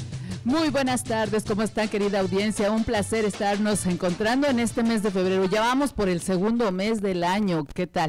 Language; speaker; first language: Spanish; native; Spanish